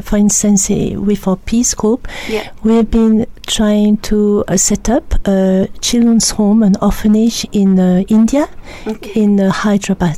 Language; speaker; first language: English; non-native, fluent; French